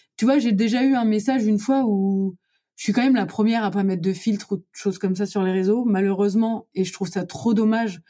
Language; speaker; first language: French; native; French